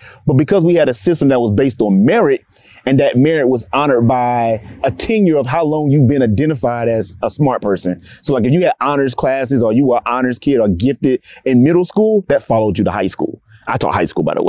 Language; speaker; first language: English; native; English